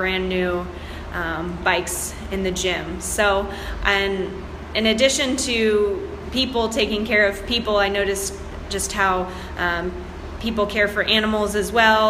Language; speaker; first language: English; native; English